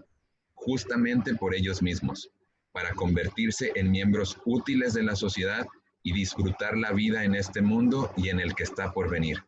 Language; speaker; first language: Spanish; native; Spanish